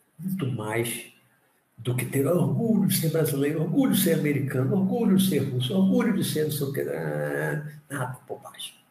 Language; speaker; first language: Portuguese; native; Portuguese